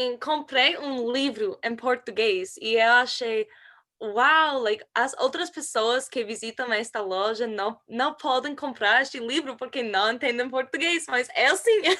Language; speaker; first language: Portuguese; non-native, learner; English